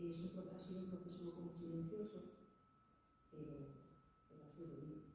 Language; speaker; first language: Spanish; native; Spanish